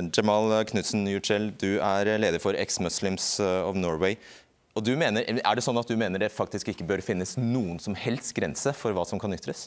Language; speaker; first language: Norwegian; native; Norwegian